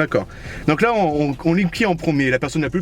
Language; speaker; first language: French; native; French